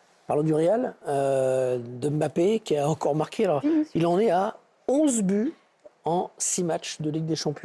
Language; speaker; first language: French; native; French